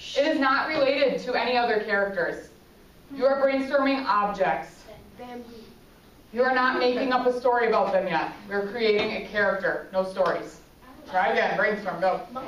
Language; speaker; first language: English; native; English